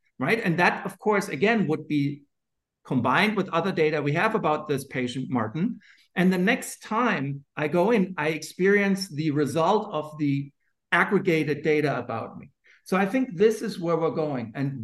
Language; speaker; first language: English; non-native, fluent; German